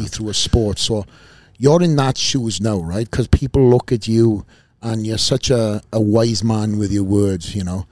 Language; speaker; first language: English; native; English